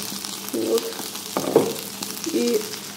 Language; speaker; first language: Russian; native; Russian